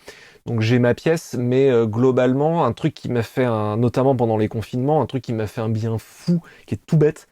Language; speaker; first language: French; native; French